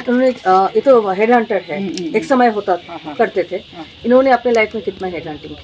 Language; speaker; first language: Hindi; native; Hindi